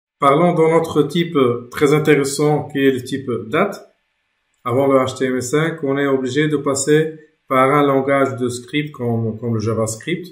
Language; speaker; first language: French; non-native, local second language; Arabic